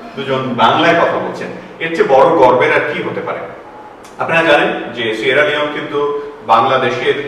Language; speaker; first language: Bangla; native; Bangla